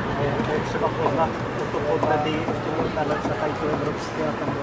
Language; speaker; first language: Czech; native; Czech